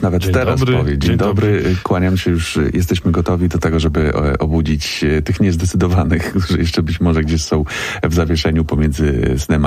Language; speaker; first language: Polish; native; Polish